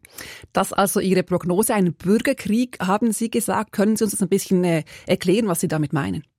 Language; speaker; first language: German; native; German